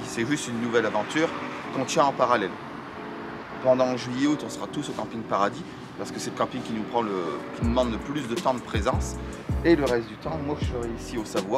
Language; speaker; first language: French; native; French